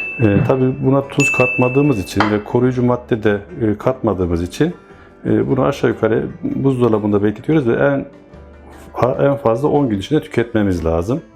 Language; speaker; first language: Turkish; native; Turkish